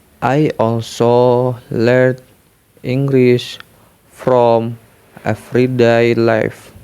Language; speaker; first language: English; non-native, learner; Indonesian